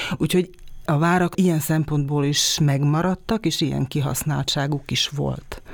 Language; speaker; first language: Hungarian; native; Hungarian